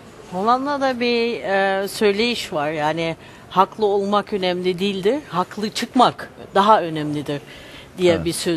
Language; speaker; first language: Turkish; early bilingual, heritage; Turkish